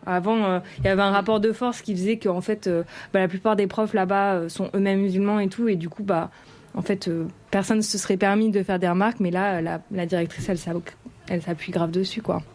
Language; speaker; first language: French; native; French